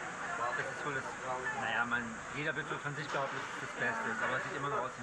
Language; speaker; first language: German; native; German